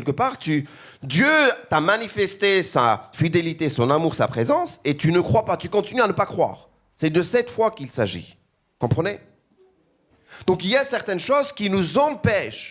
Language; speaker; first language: French; native; French